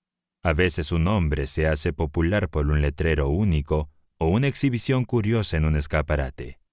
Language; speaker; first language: Spanish; native; Spanish